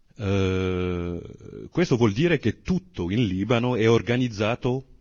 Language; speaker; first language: Italian; non-native, fluent; Arabic